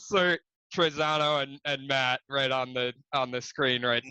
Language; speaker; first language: English; native; English